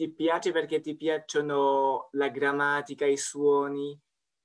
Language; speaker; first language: Italian; non-native, fluent; French